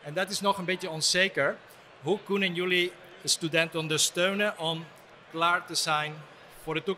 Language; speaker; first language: Dutch; non-native, fluent; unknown